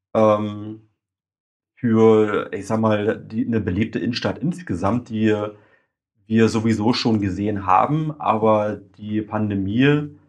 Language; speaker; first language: German; native; German